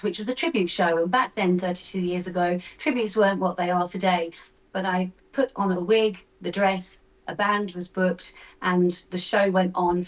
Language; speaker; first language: English; native; English